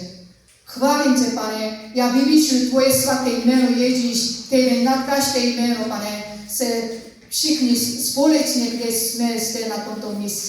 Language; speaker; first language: Czech; non-native, learner; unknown